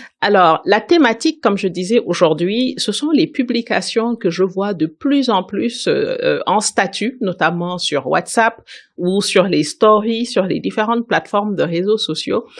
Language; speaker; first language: French; non-native, local second language; Wolof